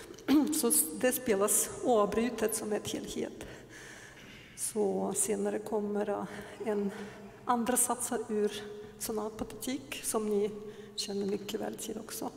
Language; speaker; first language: Swedish; non-native, fluent; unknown